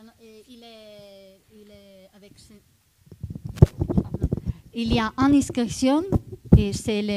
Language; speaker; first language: French; non-native, fluent; Italian